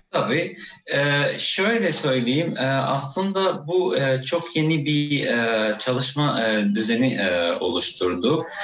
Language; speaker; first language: Turkish; non-native, fluent; Arabic